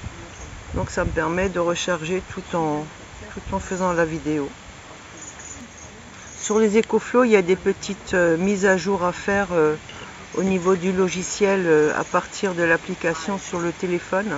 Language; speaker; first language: French; native; French